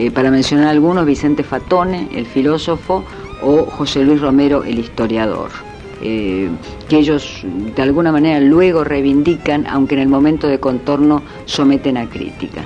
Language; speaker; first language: Spanish; native; Spanish